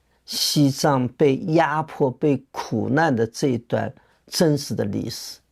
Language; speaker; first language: Chinese; native; Chinese